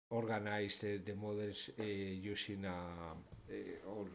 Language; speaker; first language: English; non-native, fluent; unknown